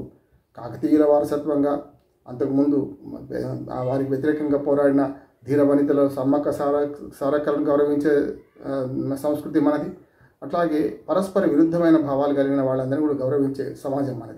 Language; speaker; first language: Telugu; native; Telugu